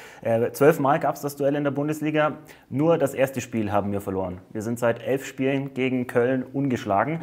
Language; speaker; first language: German; native; German